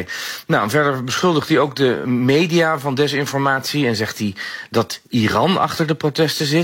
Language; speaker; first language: Dutch; native; Dutch